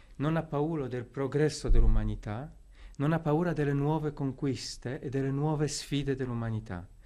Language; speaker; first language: Italian; non-native, fluent; Polish